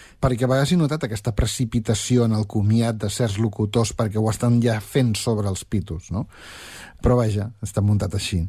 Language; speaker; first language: Catalan; native; Catalan